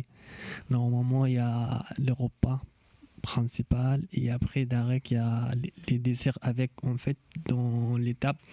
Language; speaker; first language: French; non-native, fluent; Arabic